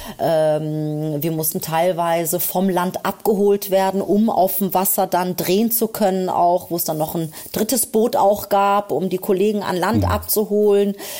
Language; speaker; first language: German; early bilingual, other home language; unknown